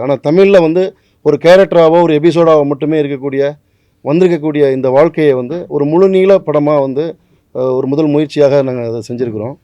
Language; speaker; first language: Tamil; native; Tamil